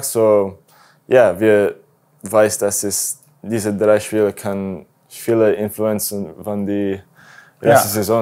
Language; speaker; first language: German; non-native, learner; English